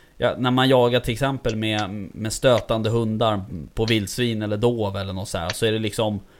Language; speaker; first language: Swedish; native; Swedish